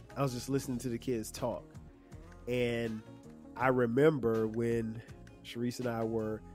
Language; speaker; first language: English; native; English